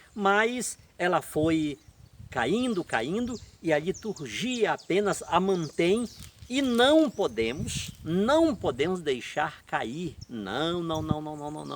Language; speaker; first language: Portuguese; native; Portuguese